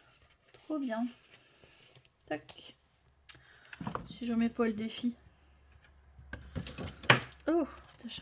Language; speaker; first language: French; native; French